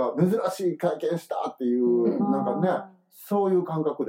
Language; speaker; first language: Japanese; native; Japanese